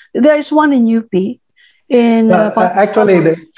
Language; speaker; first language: English; non-native, local second language; Cebuano